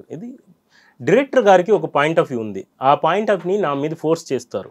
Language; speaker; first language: Telugu; non-native, local second language; Tamil